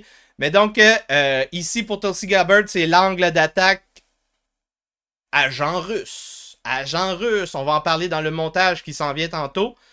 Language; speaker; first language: French; native; French